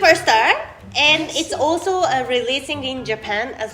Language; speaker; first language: English; non-native, fluent; Japanese